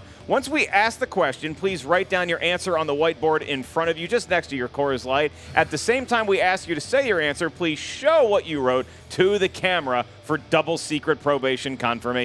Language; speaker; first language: English; native; English